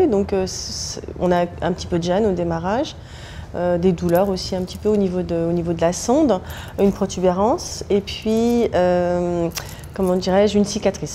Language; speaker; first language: French; native; French